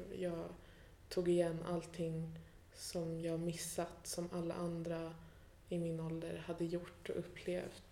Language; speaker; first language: Swedish; early bilingual, other home language; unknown